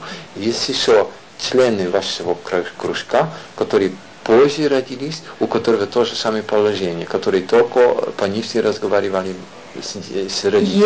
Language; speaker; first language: Russian; non-native, learner; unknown